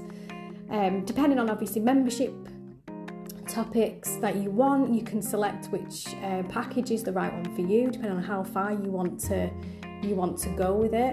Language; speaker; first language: English; native; English